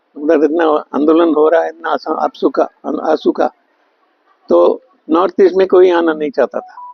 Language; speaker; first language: Hindi; non-native, local second language; Bangla